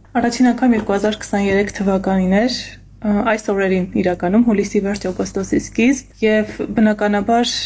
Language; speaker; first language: Armenian; native; Armenian